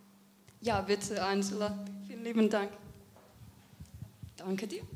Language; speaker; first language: German; non-native, fluent; Serbian